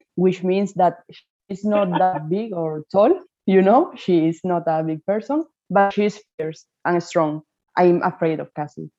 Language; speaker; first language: English; non-native, fluent; Spanish